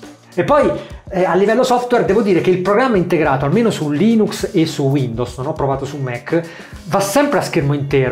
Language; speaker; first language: Italian; native; Italian